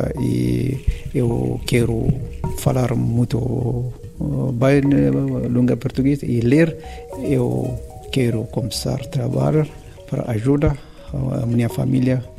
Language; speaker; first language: Portuguese; non-native, learner; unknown